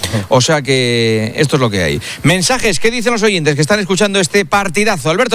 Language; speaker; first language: Spanish; native; Spanish